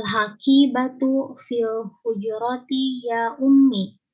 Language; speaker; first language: Arabic; non-native, learner; Indonesian